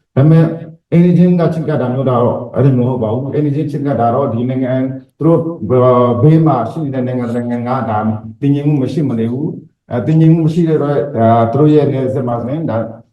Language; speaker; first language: Burmese; non-native, local second language; Shwe Palaung